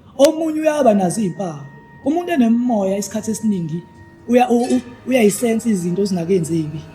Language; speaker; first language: Zulu; native; Zulu